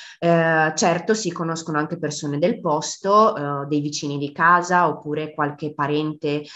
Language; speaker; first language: Italian; native; Italian